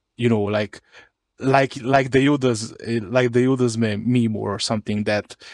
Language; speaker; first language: English; non-native, fluent; Hungarian